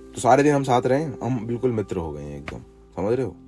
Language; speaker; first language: Hindi; native; Hindi